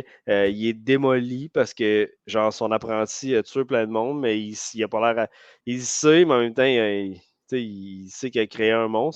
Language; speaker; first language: French; native; French